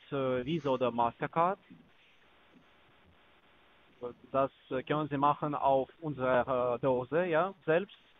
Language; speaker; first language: German; non-native, learner; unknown